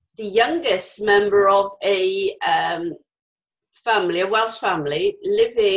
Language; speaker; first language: English; native; English